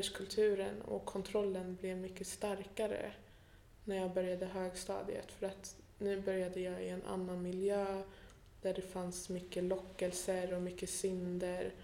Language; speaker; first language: Swedish; early bilingual, other home language; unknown